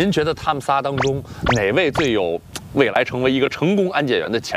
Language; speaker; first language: Chinese; native; Chinese